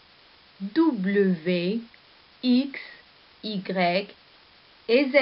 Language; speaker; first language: French; non-native, local second language; Arabic